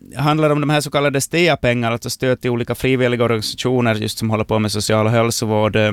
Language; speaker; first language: Swedish; native; Swedish